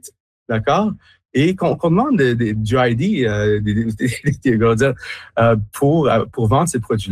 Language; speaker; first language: French; native; French